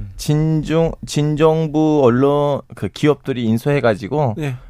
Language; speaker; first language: Korean; non-native, fluent; Turkish